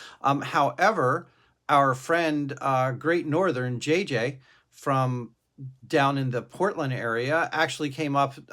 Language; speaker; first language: English; native; English